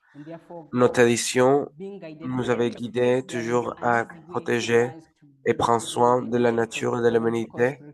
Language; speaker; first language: French; non-native, learner; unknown